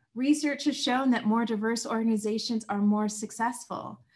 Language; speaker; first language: English; native; English